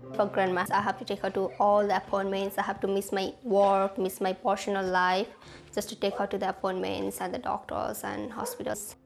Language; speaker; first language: English; non-native, local second language; Nepali